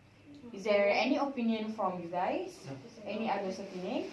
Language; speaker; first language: English; non-native, learner; Malay